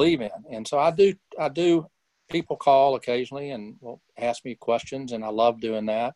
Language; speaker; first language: English; native; English